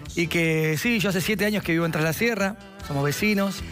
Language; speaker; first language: Spanish; native; Spanish